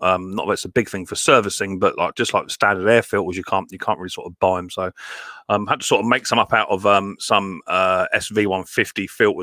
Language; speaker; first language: English; native; English